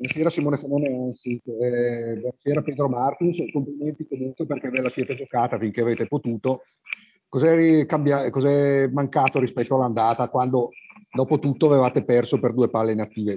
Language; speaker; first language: Italian; native; Italian